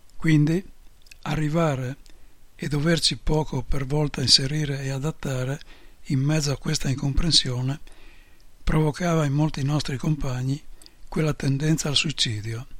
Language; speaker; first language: Italian; native; Italian